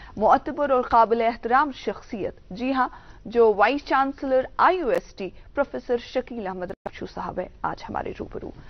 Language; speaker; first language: Hindi; non-native, local second language; Kashmiri